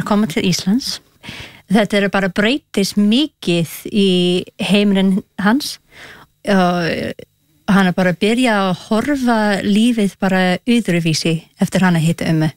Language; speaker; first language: Icelandic; non-native, learner; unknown